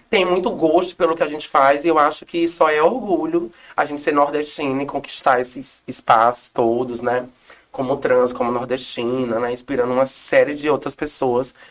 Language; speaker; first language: Portuguese; native; Portuguese